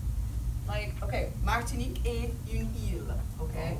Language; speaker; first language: French; non-native, fluent; English